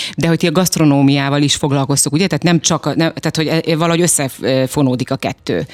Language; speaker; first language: Hungarian; native; Hungarian